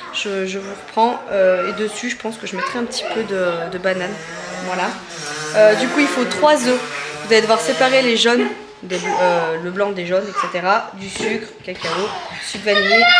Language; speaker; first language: French; native; French